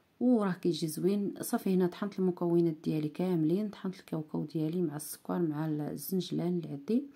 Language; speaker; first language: Arabic; native; Arabic